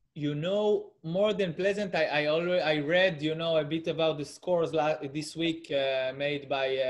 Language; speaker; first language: English; non-native, fluent; Hebrew